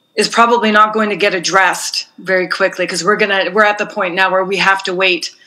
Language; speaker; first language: English; native; English